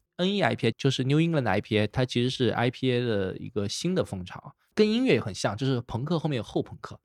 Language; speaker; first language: Chinese; native; Chinese